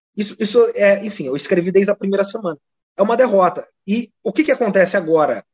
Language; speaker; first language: Portuguese; native; Portuguese